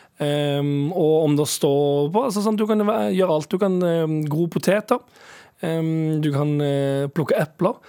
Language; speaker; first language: Norwegian; early bilingual, other home language; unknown